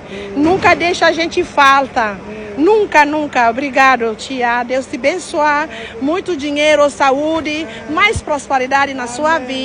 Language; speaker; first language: Portuguese; non-native, learner; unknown